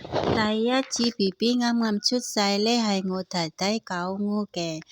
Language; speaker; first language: Cantonese; non-native, learner; Indonesian